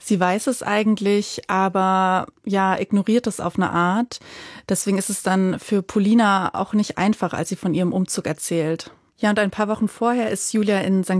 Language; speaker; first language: German; native; German